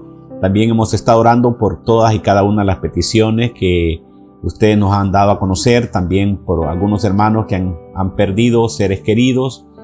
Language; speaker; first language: Spanish; native; Spanish